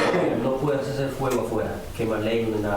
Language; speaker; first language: Spanish; native; Spanish